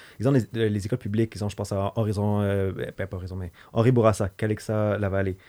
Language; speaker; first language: French; native; French